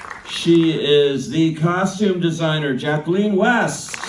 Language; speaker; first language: English; native; English